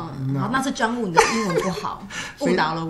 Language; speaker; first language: Chinese; native; Chinese